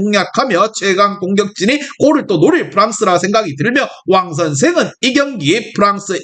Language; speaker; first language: Korean; native; Korean